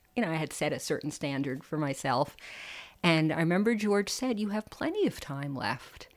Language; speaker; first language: English; native; English